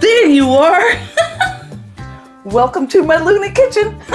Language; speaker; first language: English; native; English